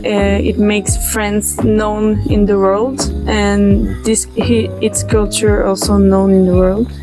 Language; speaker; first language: English; non-native, fluent; French